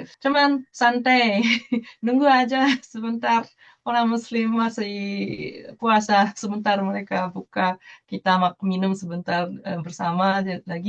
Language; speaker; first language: Indonesian; non-native, fluent; Japanese